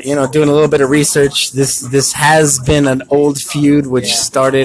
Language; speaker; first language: English; native; English